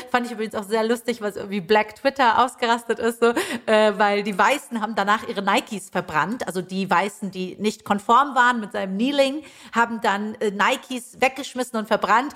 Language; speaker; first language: German; early bilingual, other home language; Persian